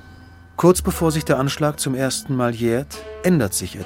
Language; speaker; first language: German; native; German